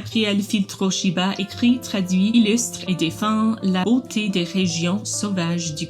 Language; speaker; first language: French; non-native, learner; English